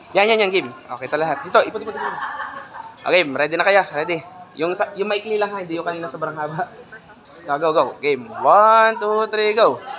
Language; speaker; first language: Filipino; native; Filipino